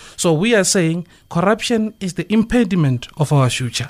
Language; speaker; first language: English; non-native, local second language; Northern Sotho